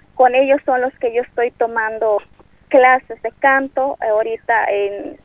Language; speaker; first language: Spanish; non-native, local second language; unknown